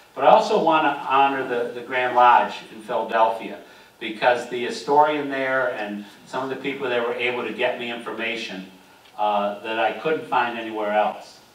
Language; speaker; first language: English; native; English